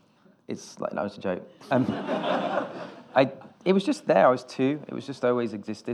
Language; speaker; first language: English; native; English